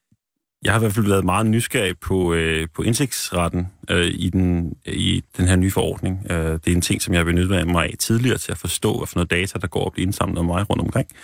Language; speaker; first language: Danish; native; Danish